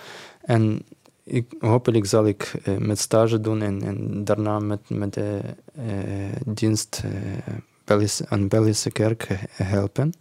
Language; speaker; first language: Dutch; non-native, learner; Ukrainian